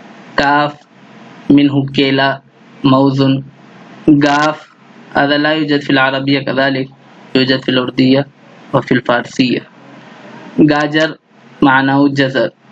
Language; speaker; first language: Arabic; non-native, fluent; Urdu